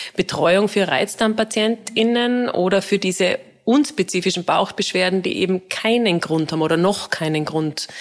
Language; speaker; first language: German; native; German